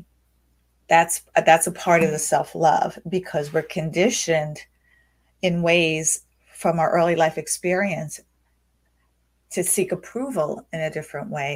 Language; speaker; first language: English; native; English